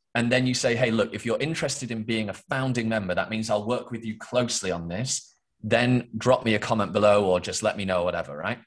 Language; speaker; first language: English; native; English